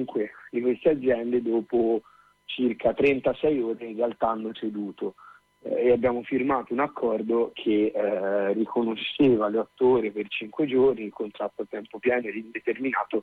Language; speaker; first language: Italian; native; Italian